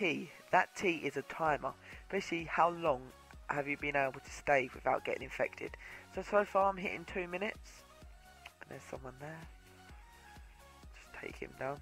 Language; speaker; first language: English; native; English